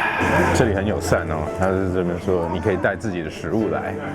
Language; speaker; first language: Chinese; native; Chinese